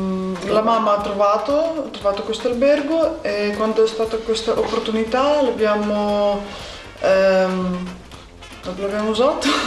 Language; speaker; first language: Italian; early bilingual, other home language; Ukrainian